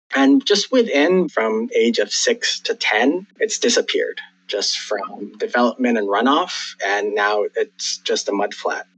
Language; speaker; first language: English; native; English